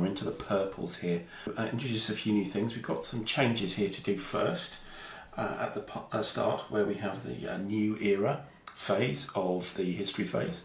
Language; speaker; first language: English; native; English